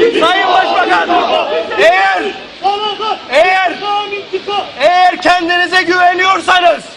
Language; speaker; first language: Turkish; native; Turkish